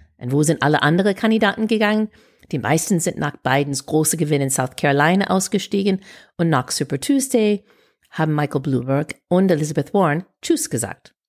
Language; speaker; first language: German; non-native, fluent; English